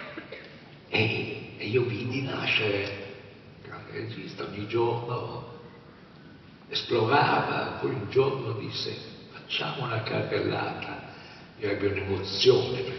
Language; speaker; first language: Italian; native; Italian